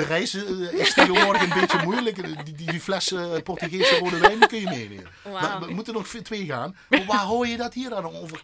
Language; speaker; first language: Dutch; native; Dutch